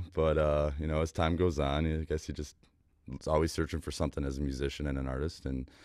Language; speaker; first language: English; native; English